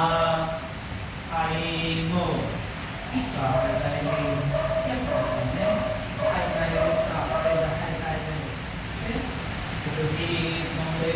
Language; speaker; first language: Vietnamese; non-native, fluent; Hindi